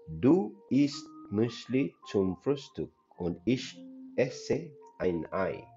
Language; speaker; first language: German; non-native, learner; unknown